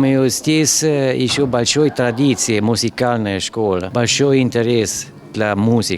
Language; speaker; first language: Ukrainian; non-native, learner; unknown